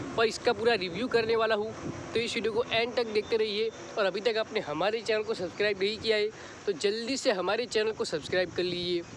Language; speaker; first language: Hindi; non-native, local second language; Gujarati